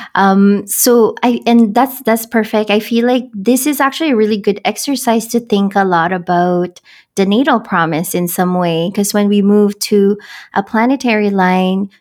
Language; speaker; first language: English; non-native, local second language; Filipino